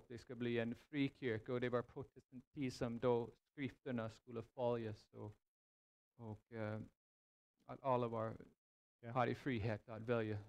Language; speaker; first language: Swedish; non-native, fluent; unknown